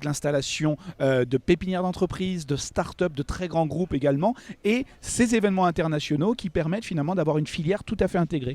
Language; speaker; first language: French; native; French